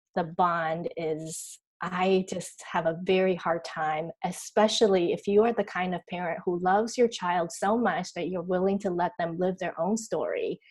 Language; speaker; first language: English; early bilingual, other home language; Chinese